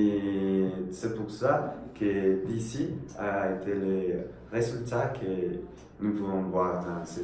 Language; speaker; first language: French; non-native, learner; Spanish